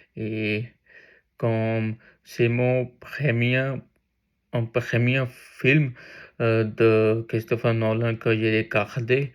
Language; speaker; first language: French; non-native, learner; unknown